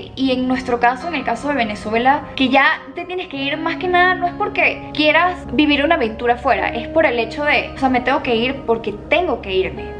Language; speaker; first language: Spanish; native; Spanish